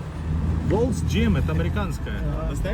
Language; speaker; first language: Russian; non-native, fluent; Latvian